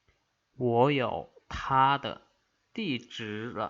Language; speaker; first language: Chinese; non-native, fluent; Lao